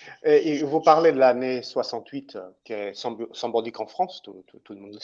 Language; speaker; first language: French; non-native, fluent; Portuguese